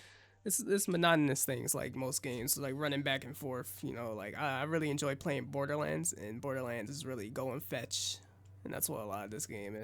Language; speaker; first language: English; native; English